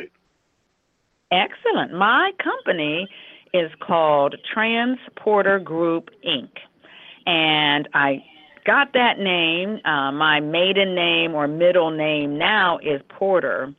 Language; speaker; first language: English; native; English